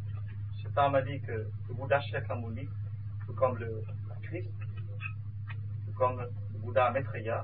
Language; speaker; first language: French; non-native, fluent; Vietnamese